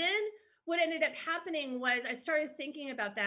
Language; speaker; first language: English; native; English